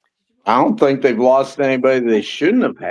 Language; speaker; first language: English; native; English